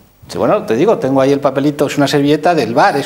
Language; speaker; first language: Spanish; native; Spanish